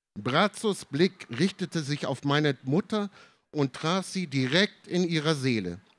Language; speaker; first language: German; early bilingual, other home language; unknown